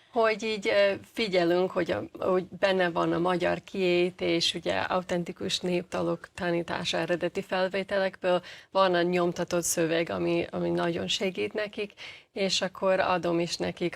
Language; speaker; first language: Hungarian; non-native, fluent; English